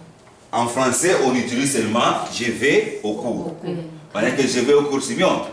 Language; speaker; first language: French; non-native, fluent; Korean